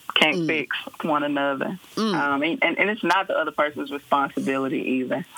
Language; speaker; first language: English; native; English